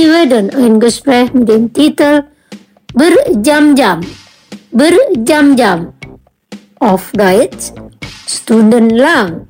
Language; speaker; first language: German; non-native, learner; Indonesian